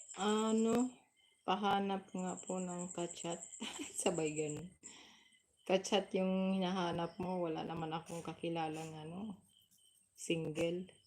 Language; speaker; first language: Filipino; non-native, local second language; Waray